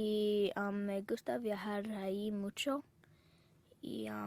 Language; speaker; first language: Spanish; early bilingual, other home language; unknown